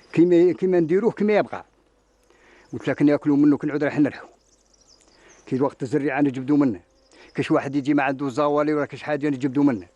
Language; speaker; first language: Arabic; native; Arabic